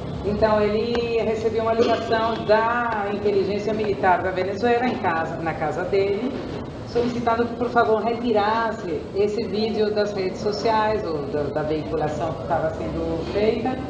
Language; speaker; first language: Portuguese; non-native, fluent; Spanish